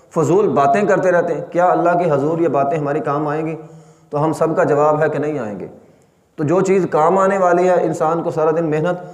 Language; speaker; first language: Urdu; native; Urdu